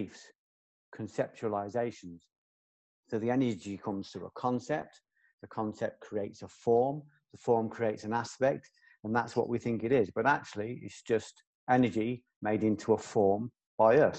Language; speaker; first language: English; native; English